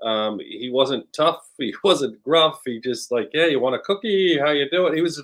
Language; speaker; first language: English; native; English